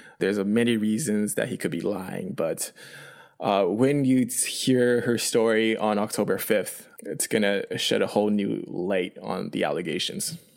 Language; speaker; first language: English; early bilingual, other home language; Chinese